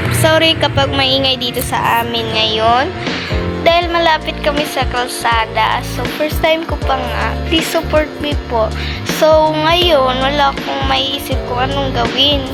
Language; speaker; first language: Filipino; non-native, local second language; Cebuano